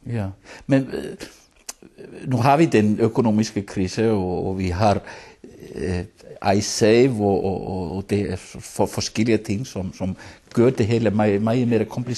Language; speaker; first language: Danish; non-native, fluent; Icelandic